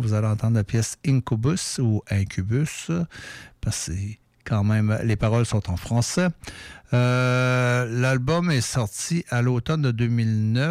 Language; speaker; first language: French; native; French